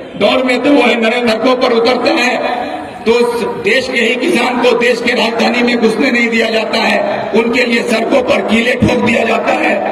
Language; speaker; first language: Hindi; non-native, local second language; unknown